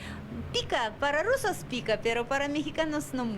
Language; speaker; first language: Spanish; non-native, learner; Russian